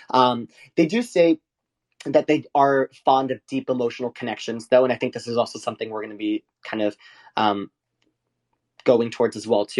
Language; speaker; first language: English; native; English